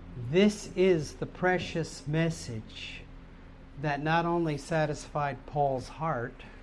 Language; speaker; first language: English; native; English